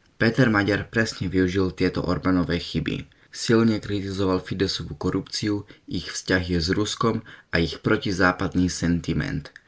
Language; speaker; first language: Slovak; early bilingual, heritage; Slovak